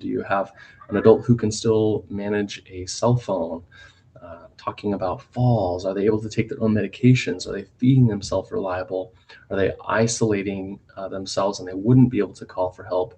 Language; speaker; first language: English; native; English